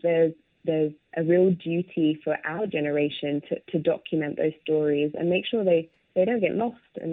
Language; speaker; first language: English; native; English